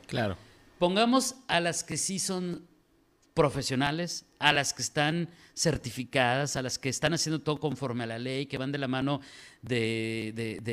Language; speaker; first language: Spanish; native; Spanish